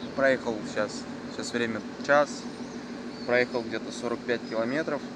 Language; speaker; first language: Russian; native; Russian